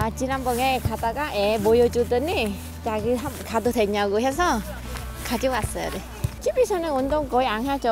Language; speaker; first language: Korean; non-native, fluent; Vietnamese